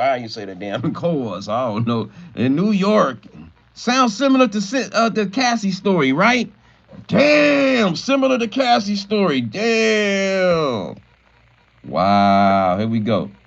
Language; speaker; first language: English; native; English